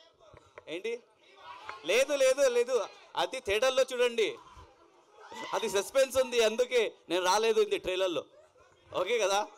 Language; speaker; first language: Telugu; non-native, local second language; Urdu